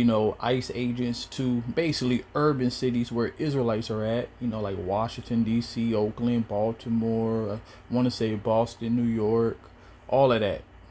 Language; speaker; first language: English; native; English